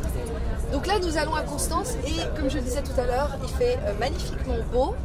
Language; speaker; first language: French; native; French